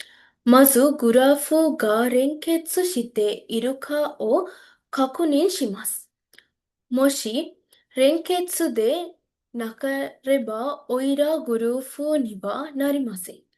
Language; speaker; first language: Japanese; non-native, learner; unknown